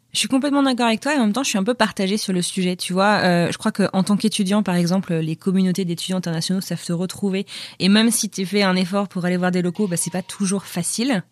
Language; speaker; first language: French; native; French